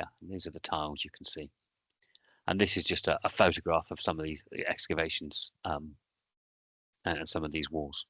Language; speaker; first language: English; native; English